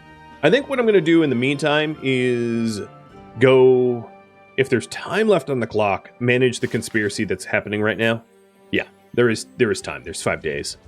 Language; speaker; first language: English; native; English